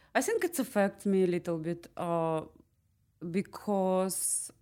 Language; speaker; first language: English; non-native, learner; Ukrainian